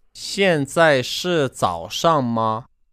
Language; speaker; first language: Chinese; non-native, learner; English